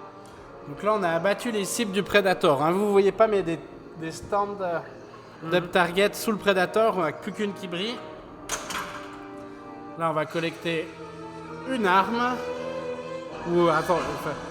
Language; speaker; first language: French; native; French